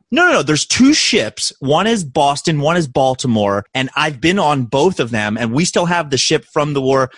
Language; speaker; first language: English; native; English